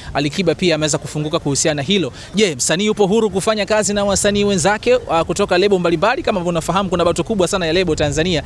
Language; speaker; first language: Swahili; native; Swahili